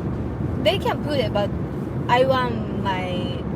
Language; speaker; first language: English; non-native, learner; Japanese